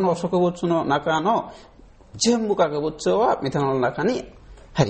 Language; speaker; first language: Japanese; non-native, learner; Bangla